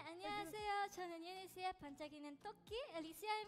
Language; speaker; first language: Korean; non-native, learner; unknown